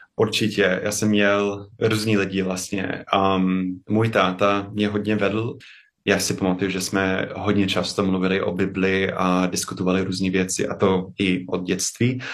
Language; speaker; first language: Czech; non-native, fluent; English